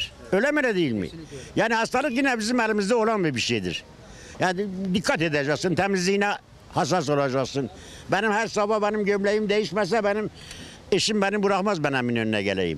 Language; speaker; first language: Turkish; native; Turkish